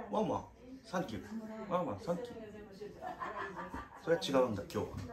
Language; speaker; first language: Japanese; native; Japanese